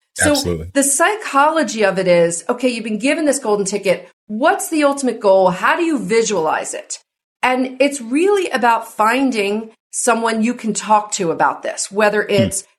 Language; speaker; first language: English; native; English